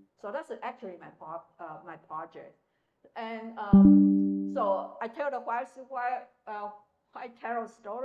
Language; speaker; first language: English; non-native, fluent; Chinese